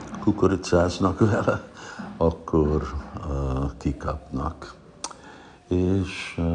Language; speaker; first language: Hungarian; early bilingual, heritage; Hungarian